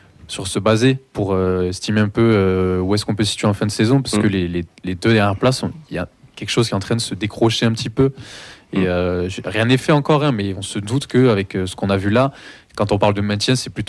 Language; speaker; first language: French; native; French